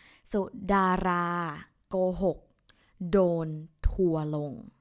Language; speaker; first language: Thai; native; Thai